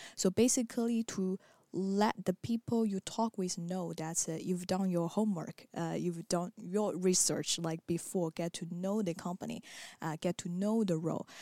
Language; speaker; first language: English; non-native, fluent; Chinese